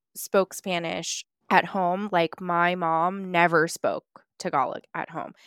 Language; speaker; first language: English; early bilingual, other home language; Filipino